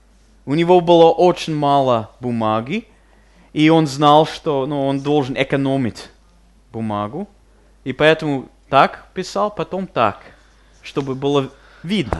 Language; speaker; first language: Russian; non-native, fluent; English